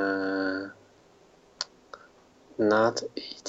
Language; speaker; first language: English; non-native, learner; Chinese